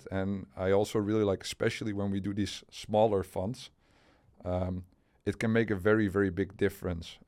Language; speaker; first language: English; non-native, fluent; Dutch